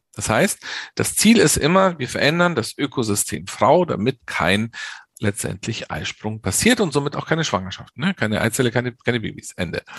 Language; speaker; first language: German; early bilingual, other home language; Italian